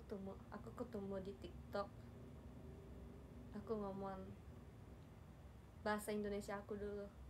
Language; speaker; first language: Indonesian; non-native, fluent; Japanese